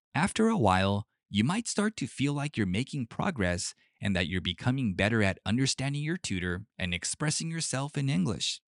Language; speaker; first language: English; early bilingual, other home language; Japanese